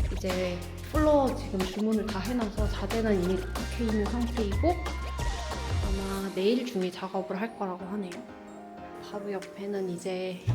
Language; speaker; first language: Korean; native; Korean